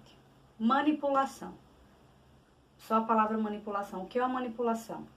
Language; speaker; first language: Portuguese; native; Portuguese